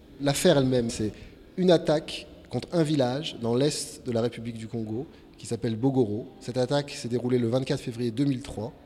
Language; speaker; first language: French; native; French